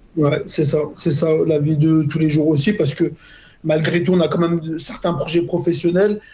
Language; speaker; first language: French; native; French